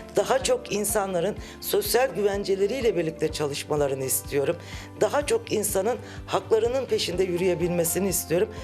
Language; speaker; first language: Turkish; native; Turkish